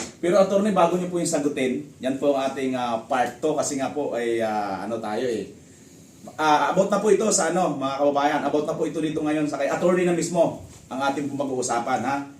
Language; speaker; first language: Filipino; native; Filipino